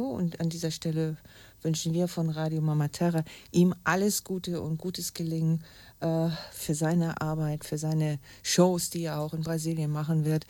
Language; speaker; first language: German; native; German